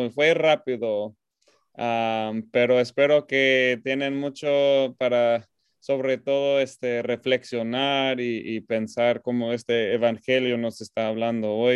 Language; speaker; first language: Spanish; non-native, fluent; English